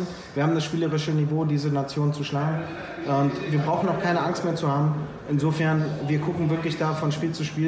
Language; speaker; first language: German; native; German